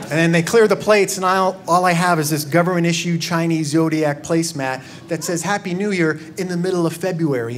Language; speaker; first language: English; native; English